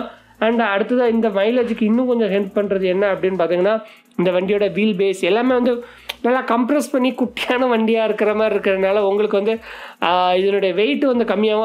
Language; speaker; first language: Tamil; native; Tamil